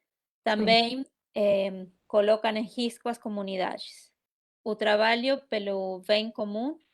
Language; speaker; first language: Portuguese; non-native, fluent; Spanish